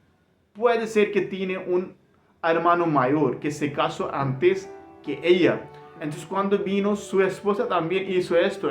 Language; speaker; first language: Spanish; non-native, learner; Hindi